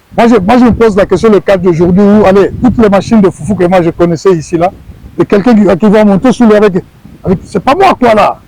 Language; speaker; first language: French; non-native, local second language; Lingala